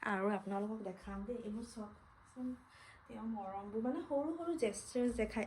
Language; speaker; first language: Assamese; native; Assamese